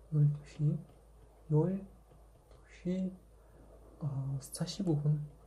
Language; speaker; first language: Korean; non-native, fluent; Kazakh